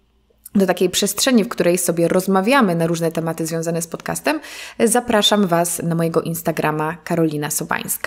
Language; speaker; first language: Polish; native; Polish